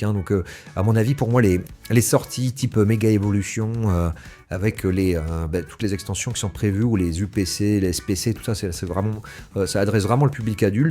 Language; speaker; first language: French; native; French